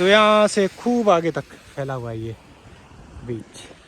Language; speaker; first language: Hindi; native; Hindi